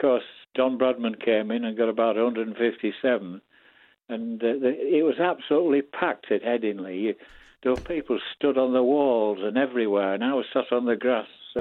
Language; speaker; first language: English; native; English